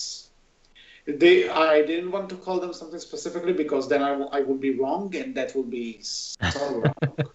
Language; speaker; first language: English; native; English